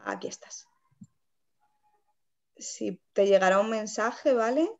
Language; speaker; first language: Spanish; native; Spanish